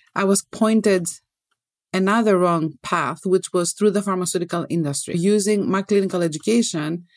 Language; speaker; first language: English; non-native, fluent; Greek